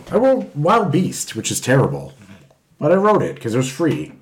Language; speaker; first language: English; native; English